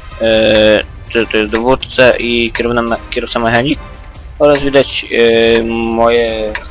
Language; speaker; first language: Polish; native; Polish